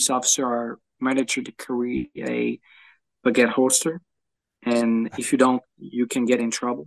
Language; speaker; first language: English; non-native, fluent; French